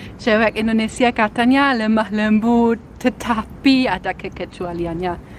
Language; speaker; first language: Indonesian; non-native, fluent; German